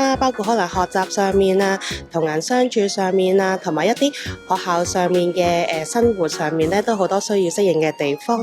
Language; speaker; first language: Cantonese; native; Cantonese